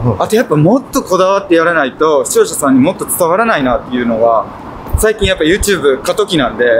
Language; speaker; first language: Japanese; native; Japanese